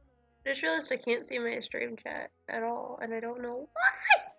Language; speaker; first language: English; native; English